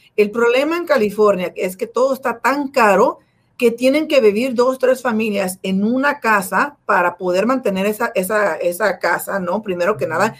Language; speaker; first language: Spanish; early bilingual, heritage; Spanish